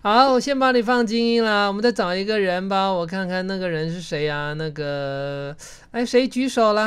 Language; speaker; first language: Chinese; native; Chinese